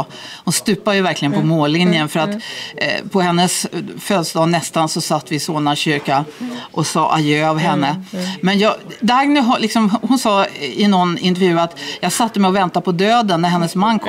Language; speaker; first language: Swedish; native; Swedish